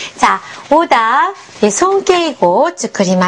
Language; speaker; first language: Japanese; non-native, fluent; Korean